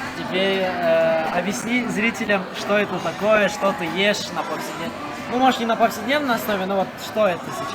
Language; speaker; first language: Russian; native; Russian